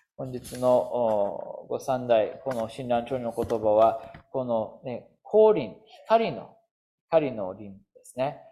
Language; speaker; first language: Japanese; non-native, fluent; English